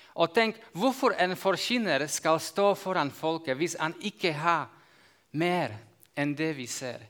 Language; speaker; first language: Norwegian; non-native, fluent; Slovak